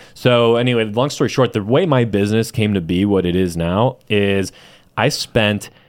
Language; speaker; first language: English; native; English